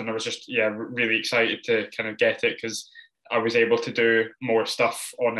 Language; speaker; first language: English; native; English